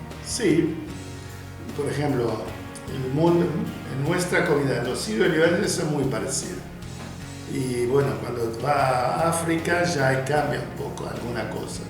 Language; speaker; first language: Spanish; non-native, fluent; Arabic